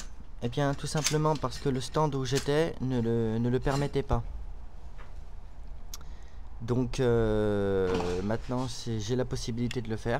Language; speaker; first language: French; native; French